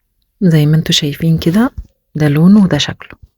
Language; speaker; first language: Arabic; native; Arabic